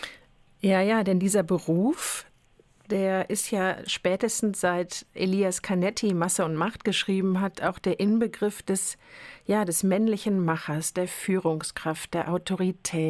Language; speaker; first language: German; native; German